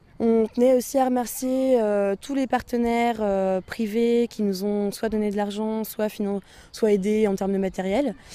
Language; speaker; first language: French; native; French